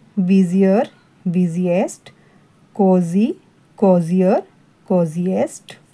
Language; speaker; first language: Hindi; non-native, local second language; Punjabi